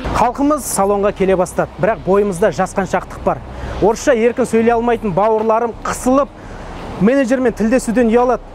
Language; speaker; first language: Kazakh; native; Kazakh